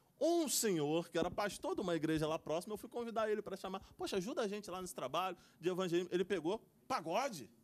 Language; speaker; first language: Portuguese; native; Portuguese